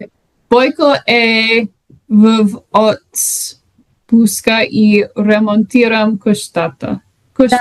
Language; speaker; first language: Bulgarian; non-native, learner; English